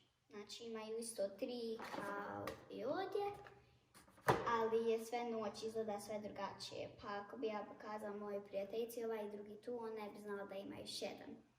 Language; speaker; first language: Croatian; early bilingual, heritage; Bosnian